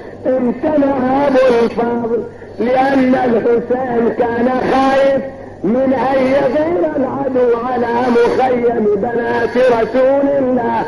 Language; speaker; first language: Arabic; native; Arabic